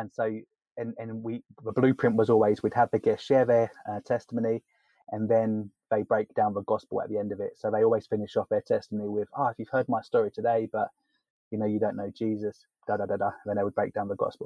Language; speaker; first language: English; native; English